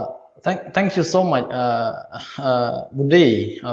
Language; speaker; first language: English; non-native, learner; Khmer